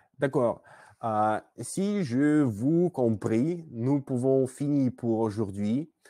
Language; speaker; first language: French; non-native, learner; Russian